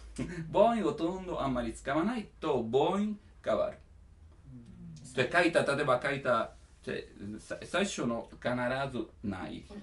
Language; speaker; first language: Japanese; non-native, learner; Italian